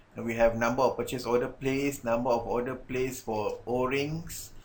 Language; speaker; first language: English; non-native, local second language; Malay